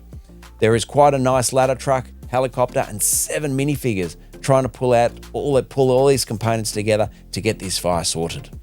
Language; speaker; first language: English; native; English